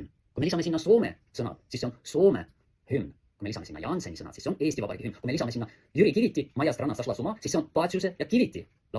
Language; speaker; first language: Estonian; native; Estonian